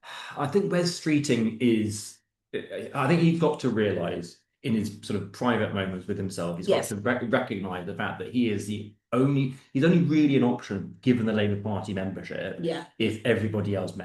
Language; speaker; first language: English; native; English